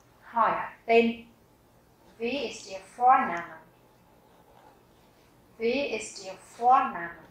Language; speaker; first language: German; non-native, fluent; Vietnamese